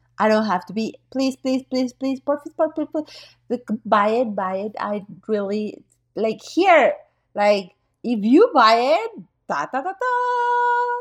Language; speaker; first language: English; non-native, fluent; Spanish